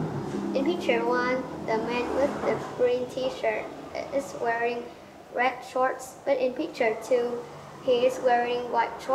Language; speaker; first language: English; non-native, learner; Vietnamese